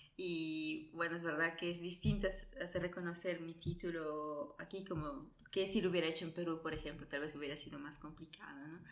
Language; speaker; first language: Spanish; early bilingual, other home language; Italian